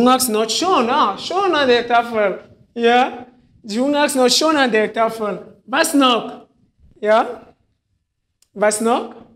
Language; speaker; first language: German; non-native, fluent; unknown